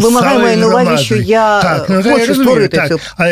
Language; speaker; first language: Ukrainian; native; Ukrainian